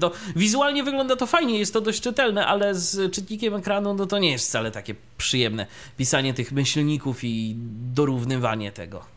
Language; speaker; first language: Polish; native; Polish